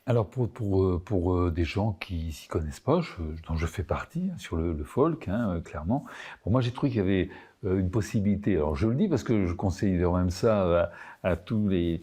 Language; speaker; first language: French; native; French